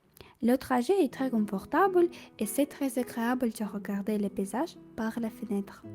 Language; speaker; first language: French; non-native, fluent; Russian